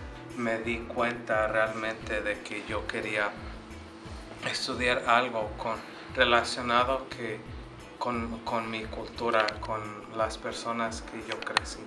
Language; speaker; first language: Spanish; early bilingual, heritage; Spanish